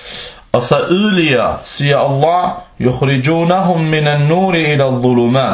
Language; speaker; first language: Danish; early bilingual, other home language; Arabic